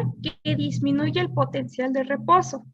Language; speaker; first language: Spanish; native; Spanish